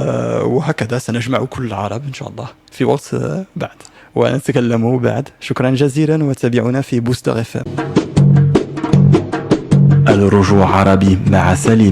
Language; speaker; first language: Arabic; non-native, learner; French